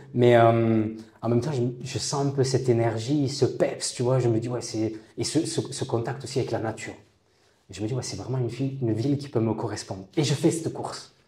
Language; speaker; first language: French; native; French